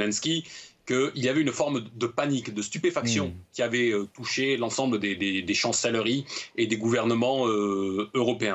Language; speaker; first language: French; native; French